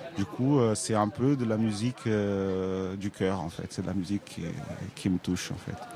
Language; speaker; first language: French; non-native, fluent; Portuguese